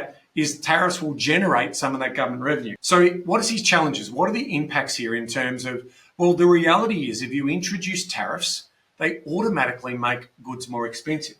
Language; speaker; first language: English; native; English